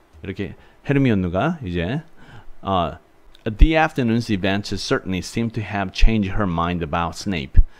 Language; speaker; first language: English; non-native, fluent; Korean